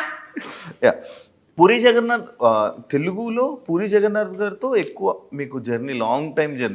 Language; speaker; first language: Telugu; native; Telugu